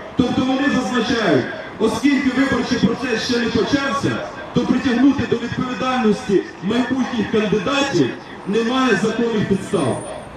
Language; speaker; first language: Ukrainian; native; Ukrainian